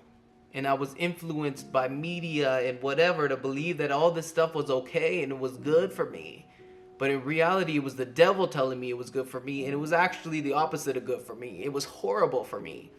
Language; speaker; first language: English; native; English